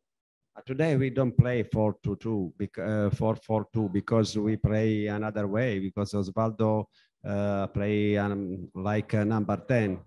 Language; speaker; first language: English; non-native, learner; Italian